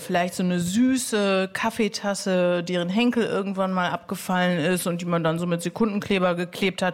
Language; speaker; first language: German; native; German